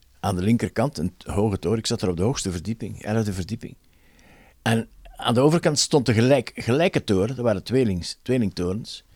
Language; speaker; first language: Dutch; native; Dutch